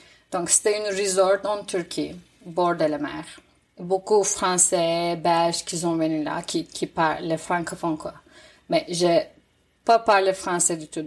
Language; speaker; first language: French; non-native, fluent; Turkish